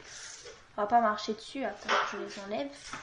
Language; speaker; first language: French; native; French